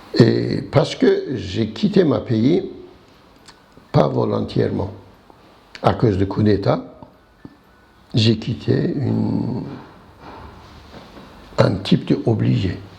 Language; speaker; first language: French; non-native, learner; Turkish